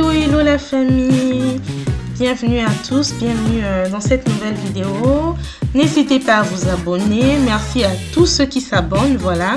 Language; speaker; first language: French; native; French